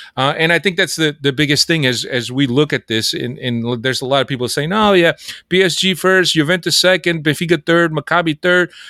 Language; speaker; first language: English; early bilingual, other home language; Portuguese